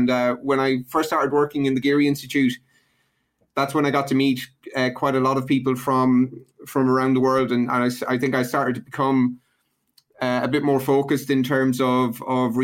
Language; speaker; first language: English; native; English